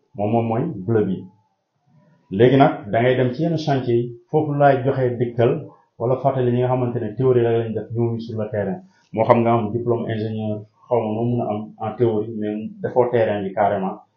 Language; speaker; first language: Wolof; native; Wolof